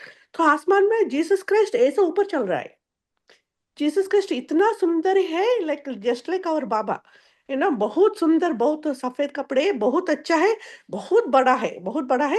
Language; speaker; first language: Hindi; non-native, local second language; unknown